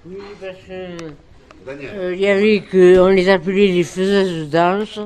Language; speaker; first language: French; native; French